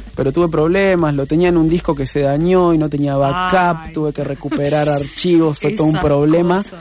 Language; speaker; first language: Spanish; native; Spanish